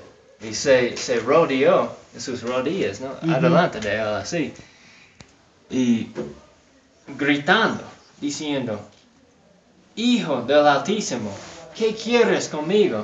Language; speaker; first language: Spanish; non-native, fluent; English